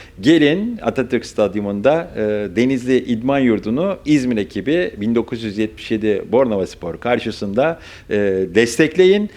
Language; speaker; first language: Turkish; native; Turkish